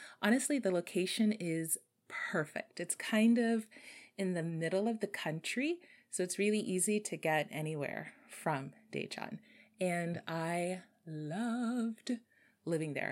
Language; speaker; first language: English; native; English